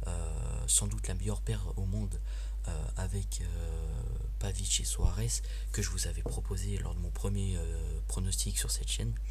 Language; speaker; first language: French; native; French